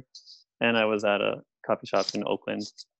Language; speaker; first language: English; native; English